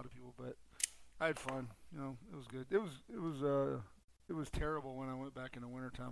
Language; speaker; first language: English; native; English